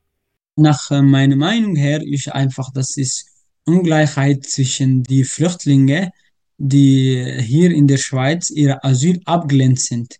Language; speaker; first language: German; non-native, learner; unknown